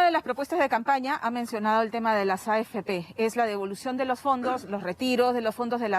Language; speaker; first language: Spanish; native; Spanish